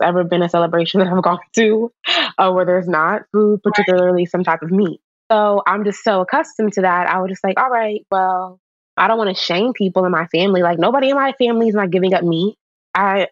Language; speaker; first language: English; native; English